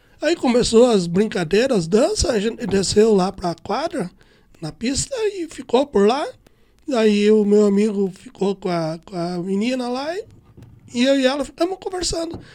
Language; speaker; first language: Portuguese; native; Portuguese